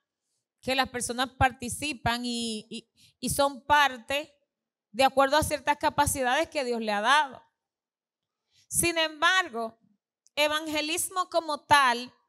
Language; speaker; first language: Spanish; native; Spanish